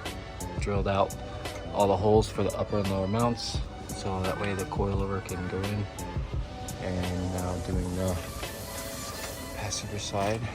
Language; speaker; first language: English; native; English